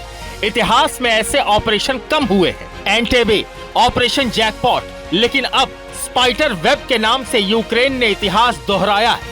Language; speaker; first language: Hindi; native; Hindi